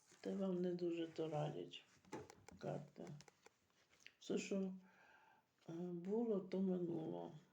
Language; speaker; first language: Ukrainian; native; Ukrainian